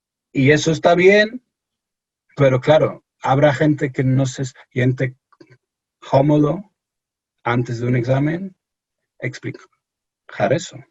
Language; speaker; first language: Spanish; non-native, fluent; English